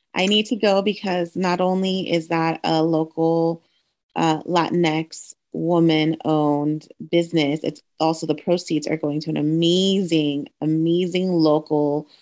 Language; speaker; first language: English; early bilingual, other home language; Spanish